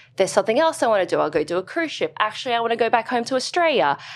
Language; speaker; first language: English; native; English